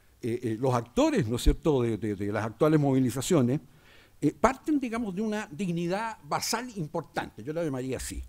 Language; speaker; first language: Spanish; native; Spanish